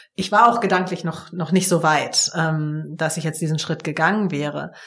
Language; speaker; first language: German; native; German